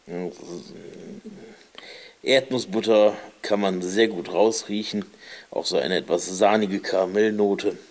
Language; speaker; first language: German; native; German